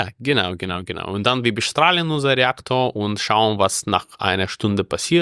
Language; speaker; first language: German; non-native, fluent; Russian